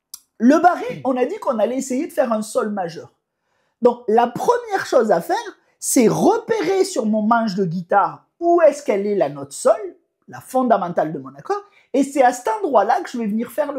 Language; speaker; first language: French; native; French